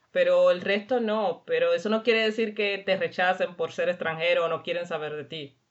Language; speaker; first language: Spanish; native; Spanish